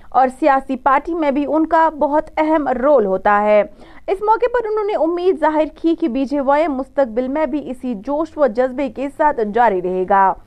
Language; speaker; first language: Urdu; non-native, local second language; Kashmiri